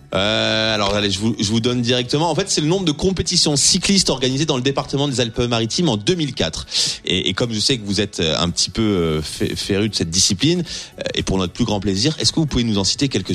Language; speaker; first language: French; native; French